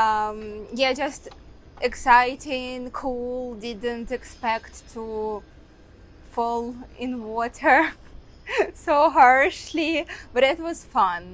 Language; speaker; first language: English; non-native, fluent; Russian